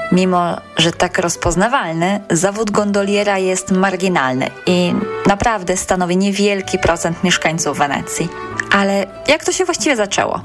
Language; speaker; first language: Polish; native; Polish